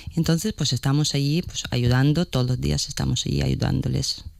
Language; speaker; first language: Spanish; non-native, fluent; Ukrainian